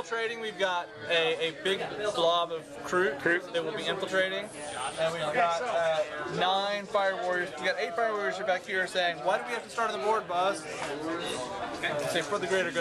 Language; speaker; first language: English; native; English